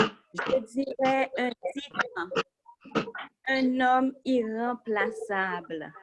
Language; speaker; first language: French; non-native, local second language; Haitian Creole